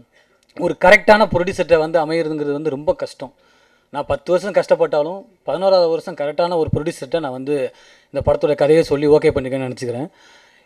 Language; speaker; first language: Tamil; native; Tamil